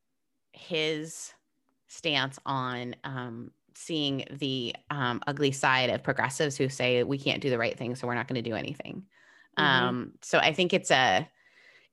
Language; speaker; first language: English; native; English